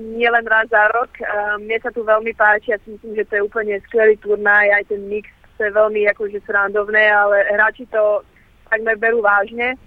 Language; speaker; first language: Slovak; early bilingual, heritage; Slovak